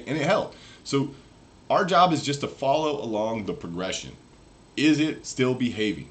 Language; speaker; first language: English; native; English